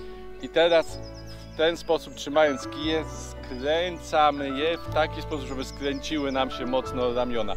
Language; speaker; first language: Polish; native; Polish